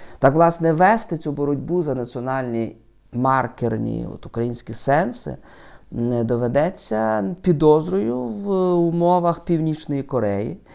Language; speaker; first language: Ukrainian; native; Ukrainian